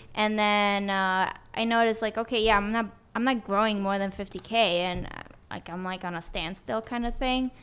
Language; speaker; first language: English; non-native, fluent; Swedish